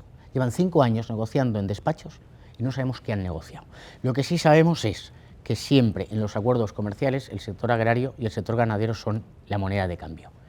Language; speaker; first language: Spanish; native; Spanish